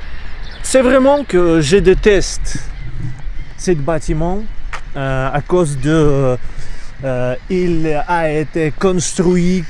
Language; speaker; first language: French; non-native, learner; Russian